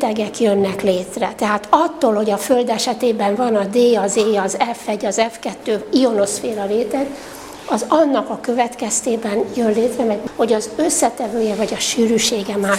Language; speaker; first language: Hungarian; native; Hungarian